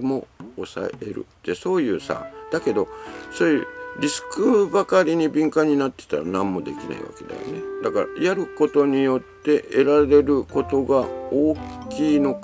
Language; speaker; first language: Japanese; native; Japanese